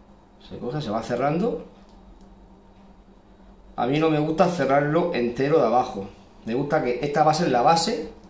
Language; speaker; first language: Spanish; native; Spanish